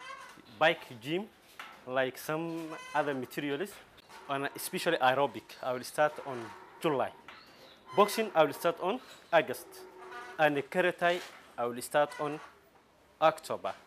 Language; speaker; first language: English; non-native, local second language; Somali